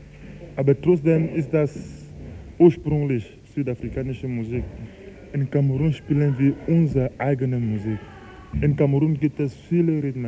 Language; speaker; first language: German; non-native, fluent; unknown